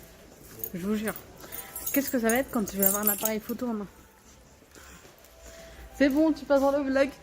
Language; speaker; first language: French; native; French